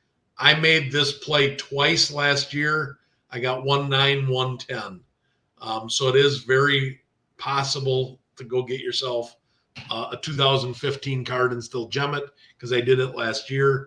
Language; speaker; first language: English; native; English